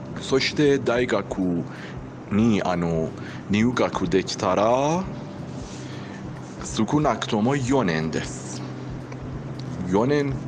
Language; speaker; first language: Japanese; non-native, learner; Persian